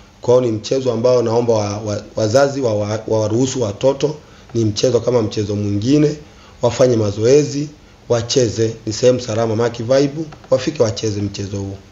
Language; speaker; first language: Swahili; native; Swahili